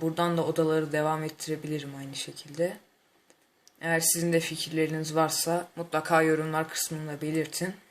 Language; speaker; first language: Turkish; native; Turkish